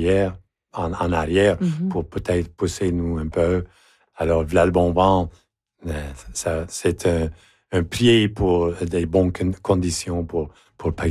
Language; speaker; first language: French; native; French